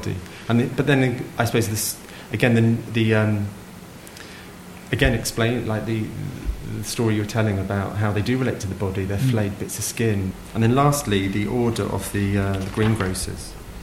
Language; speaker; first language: English; native; English